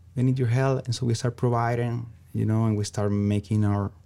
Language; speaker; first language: English; non-native, learner; Spanish